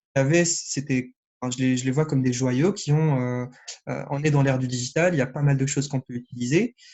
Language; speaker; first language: French; non-native, local second language; Arabic